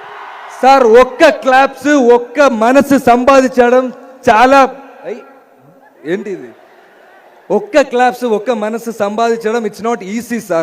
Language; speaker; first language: Telugu; non-native, learner; Malayalam